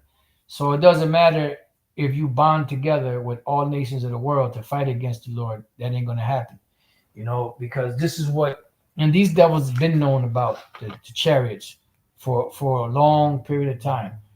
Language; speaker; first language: English; native; English